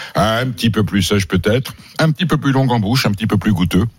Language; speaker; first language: French; native; French